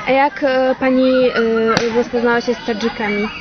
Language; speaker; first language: Polish; non-native, learner; Tajik